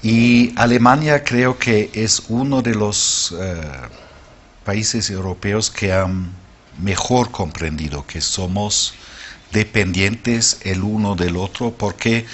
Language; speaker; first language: Spanish; non-native, fluent; German